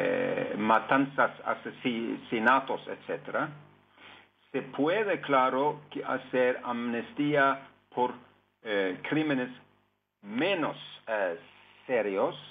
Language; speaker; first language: Spanish; non-native, fluent; Norwegian